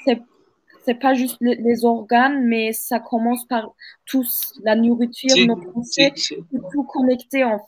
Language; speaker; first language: French; non-native, fluent; Turkish